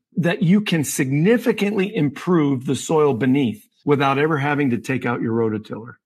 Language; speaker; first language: English; native; English